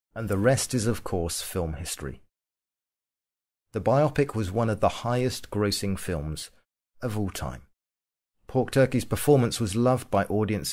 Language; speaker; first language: English; native; English